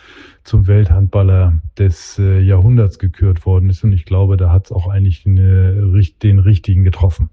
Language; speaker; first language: German; native; German